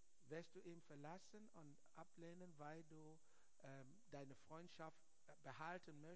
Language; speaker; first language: German; non-native, learner; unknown